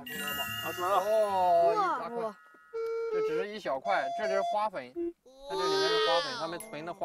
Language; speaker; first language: Chinese; native; Chinese